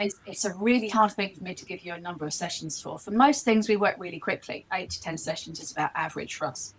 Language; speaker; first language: English; native; English